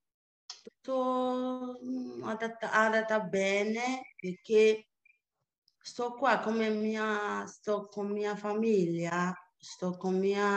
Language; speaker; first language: Italian; non-native, learner; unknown